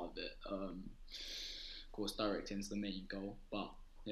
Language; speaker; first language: English; native; English